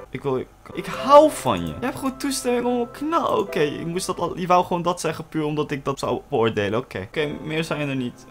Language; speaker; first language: Dutch; early bilingual, other home language; Turkish